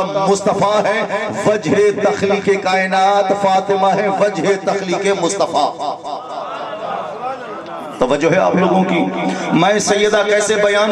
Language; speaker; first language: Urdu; non-native, local second language; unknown